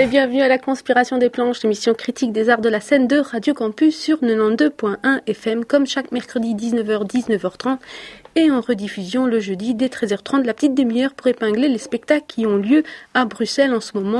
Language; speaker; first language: French; native; French